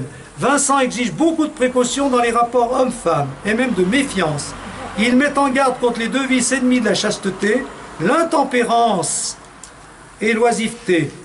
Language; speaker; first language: French; native; French